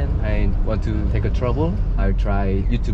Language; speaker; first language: English; non-native, learner; Korean